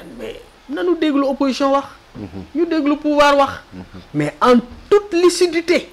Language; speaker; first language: Wolof; native; Wolof